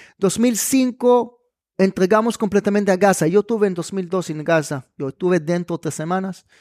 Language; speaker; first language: Spanish; non-native, fluent; Hebrew